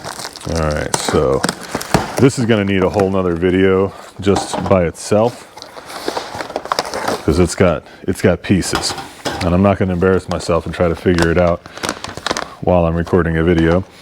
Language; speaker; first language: English; native; English